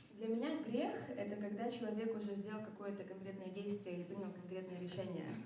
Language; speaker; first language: Russian; native; Russian